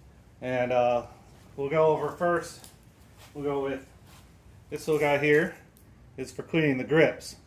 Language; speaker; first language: English; native; English